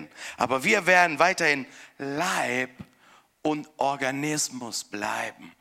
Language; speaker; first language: German; non-native, fluent; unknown